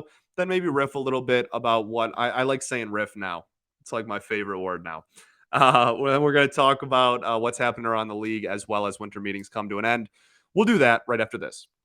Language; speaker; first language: English; native; English